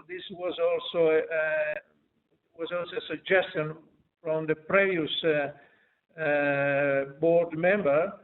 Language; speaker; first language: English; non-native, fluent; Italian